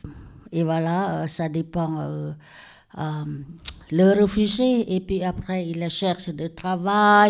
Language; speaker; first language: French; non-native, learner; Lao